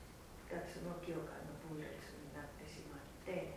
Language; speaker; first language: Japanese; non-native, fluent; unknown